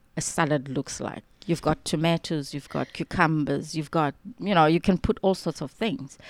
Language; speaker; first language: English; non-native, local second language; Xhosa